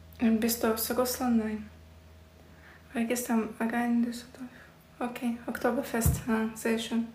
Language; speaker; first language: German; non-native, learner; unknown